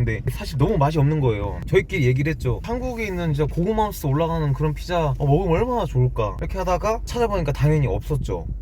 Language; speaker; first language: Korean; native; Korean